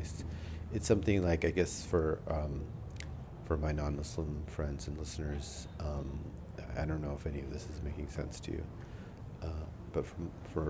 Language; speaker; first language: English; early bilingual, other home language; Urdu